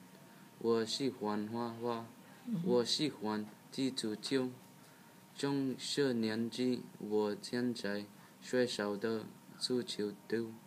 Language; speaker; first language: Chinese; non-native, learner; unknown